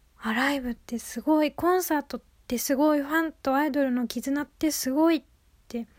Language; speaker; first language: Japanese; native; Japanese